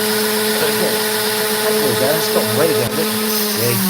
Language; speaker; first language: English; native; English